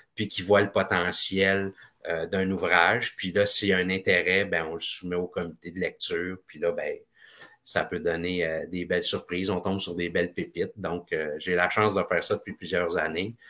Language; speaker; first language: French; native; French